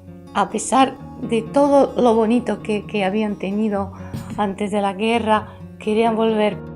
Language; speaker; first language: Spanish; early bilingual, heritage; Spanish